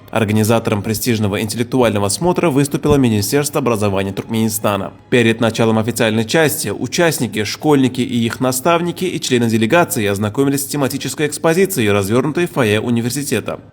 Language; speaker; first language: Russian; native; Russian